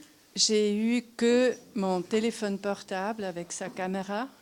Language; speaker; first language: French; non-native, local second language; German